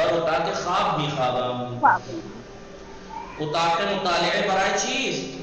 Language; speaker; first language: Persian; non-native, fluent; Urdu